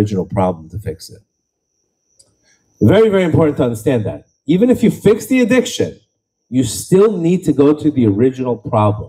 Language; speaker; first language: English; native; English